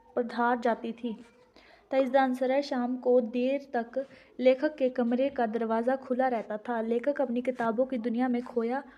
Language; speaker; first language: Hindi; non-native, local second language; Punjabi